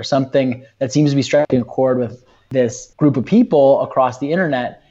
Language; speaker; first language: English; native; English